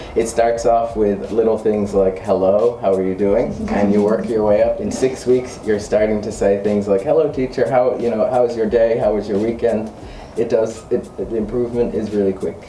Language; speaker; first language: English; native; English